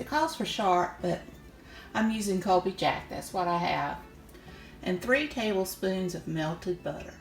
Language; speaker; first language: English; native; English